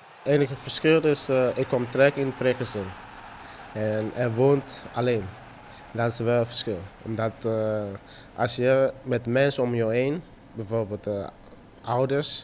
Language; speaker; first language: Dutch; non-native, fluent; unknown